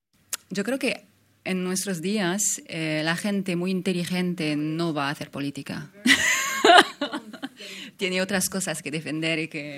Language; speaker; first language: Spanish; non-native, fluent; French